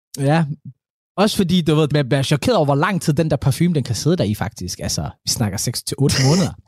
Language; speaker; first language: Danish; early bilingual, other home language; Somali